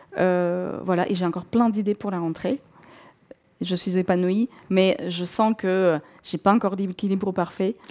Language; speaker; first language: French; non-native, fluent; Russian